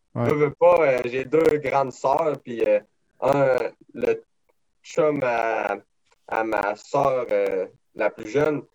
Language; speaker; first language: French; native; French